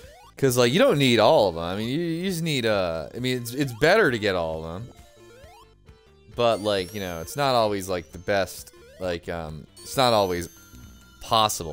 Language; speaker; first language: English; native; English